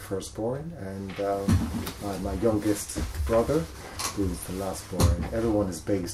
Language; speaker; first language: English; non-native, local second language; Yoruba